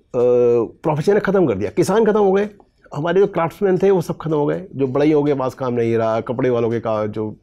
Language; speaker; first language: Hindi; native; Hindi